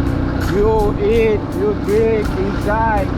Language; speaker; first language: English; non-native, learner; Spanish